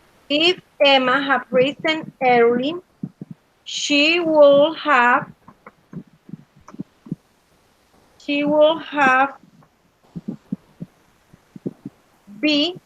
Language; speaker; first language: English; non-native, learner; Spanish